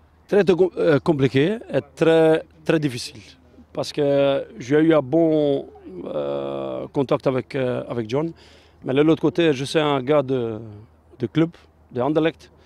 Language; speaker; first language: French; non-native, learner; Albanian